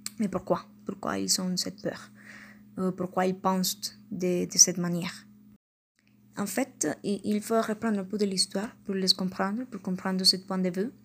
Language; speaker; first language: French; non-native, fluent; Spanish